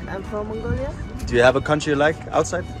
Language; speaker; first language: English; non-native, learner; Chinese